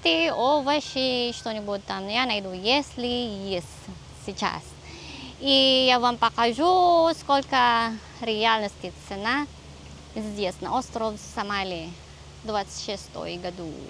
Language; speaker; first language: Russian; non-native, learner; Filipino